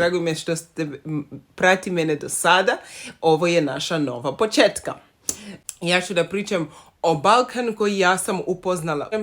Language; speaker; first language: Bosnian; non-native, learner; Zulu